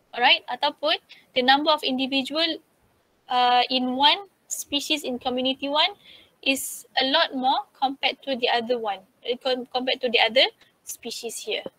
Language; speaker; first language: English; non-native, local second language; Malay